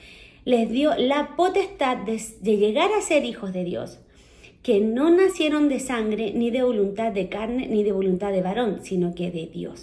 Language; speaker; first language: Spanish; native; Spanish